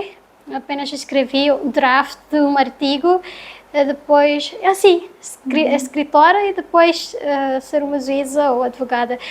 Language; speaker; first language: Portuguese; non-native, learner; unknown